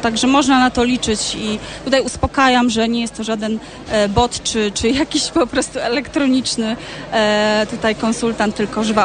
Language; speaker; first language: Polish; native; Polish